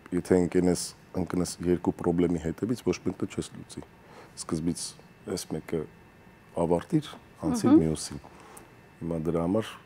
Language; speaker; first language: Armenian; early bilingual, heritage; Armenian